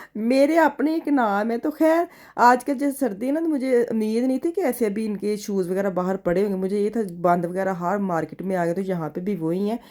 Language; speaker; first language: Urdu; non-native, local second language; Punjabi